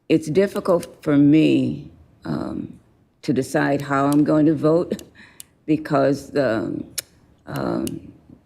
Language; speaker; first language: English; native; English